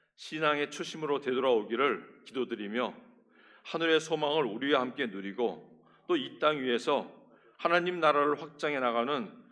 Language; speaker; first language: Korean; native; Korean